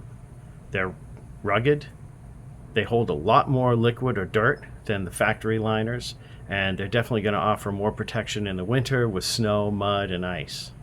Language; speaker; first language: English; native; English